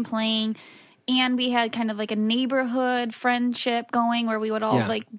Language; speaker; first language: English; native; English